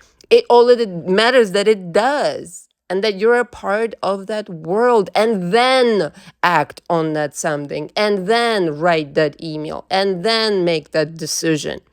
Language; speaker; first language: English; non-native, fluent; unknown